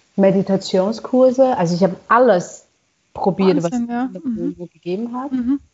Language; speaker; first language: German; non-native, fluent; Chinese